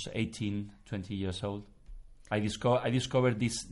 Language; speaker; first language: English; non-native, fluent; Spanish